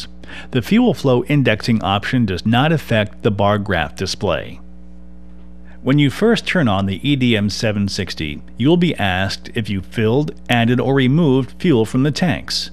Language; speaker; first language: English; native; English